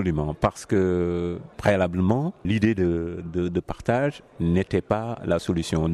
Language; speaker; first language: French; non-native, local second language; Wolof